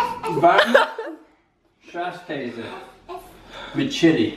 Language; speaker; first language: German; non-native, fluent; English